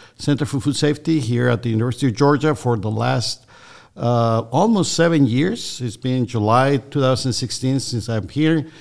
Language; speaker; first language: English; non-native, fluent; Spanish